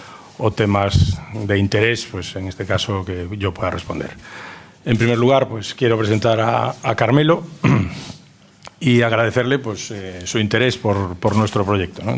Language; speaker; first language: Spanish; native; Spanish